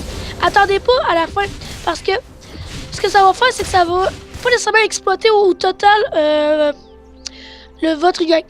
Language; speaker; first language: French; native; French